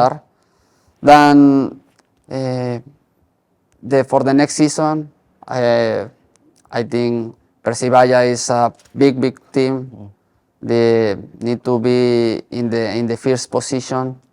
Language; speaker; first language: English; non-native, learner; Spanish